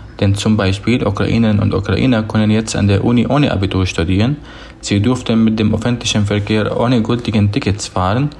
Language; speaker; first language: German; non-native, fluent; Arabic